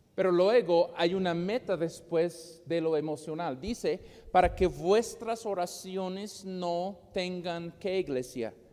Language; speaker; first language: Spanish; non-native, fluent; English